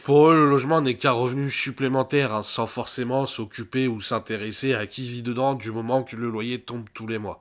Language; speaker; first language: French; native; French